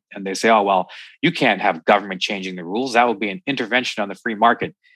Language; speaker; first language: English; native; English